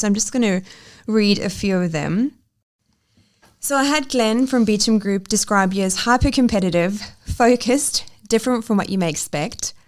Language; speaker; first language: English; native; English